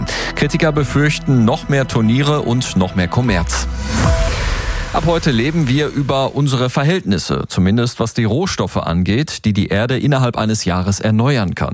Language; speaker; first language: German; native; German